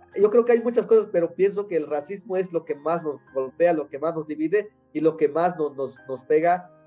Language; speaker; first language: Spanish; non-native, local second language; Nahuatl languages